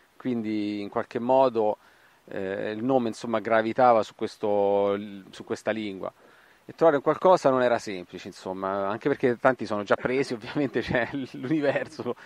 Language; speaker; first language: Italian; native; Italian